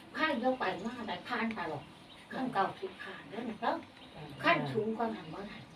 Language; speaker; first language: Thai; native; Thai